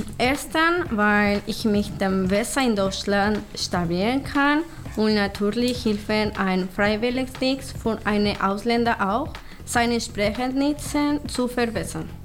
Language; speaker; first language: German; non-native, learner; Spanish